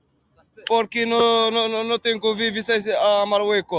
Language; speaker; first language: Spanish; non-native, learner; Arabic